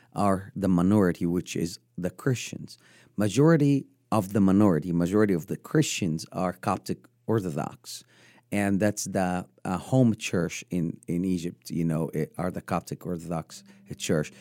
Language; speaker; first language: English; non-native, fluent; Arabic